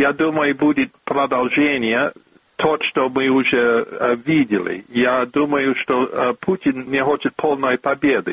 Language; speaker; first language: Russian; non-native, fluent; English